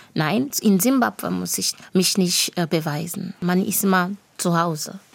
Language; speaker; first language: German; non-native, fluent; Shona